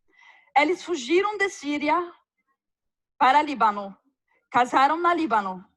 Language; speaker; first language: Portuguese; non-native, fluent; Arabic